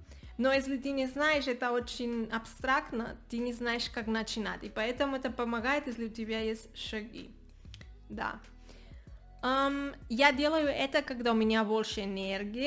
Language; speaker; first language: Russian; non-native, learner; Spanish